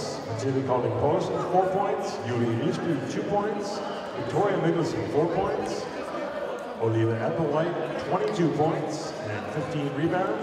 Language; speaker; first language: English; non-native, fluent; Danish